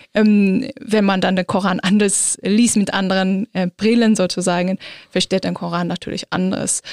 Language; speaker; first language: German; non-native, fluent; Azerbaijani